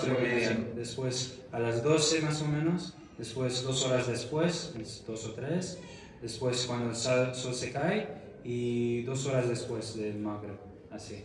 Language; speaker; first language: Spanish; non-native, fluent; Arabic